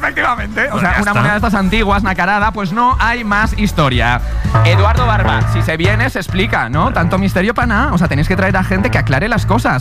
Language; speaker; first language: Spanish; native; Spanish